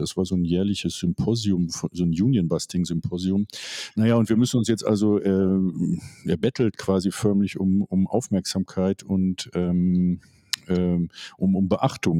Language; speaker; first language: German; native; German